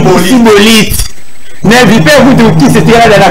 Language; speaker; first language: French; non-native, local second language; Lingala